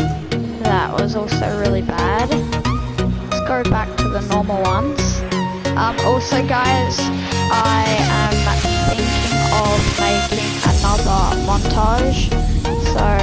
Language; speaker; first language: English; native; English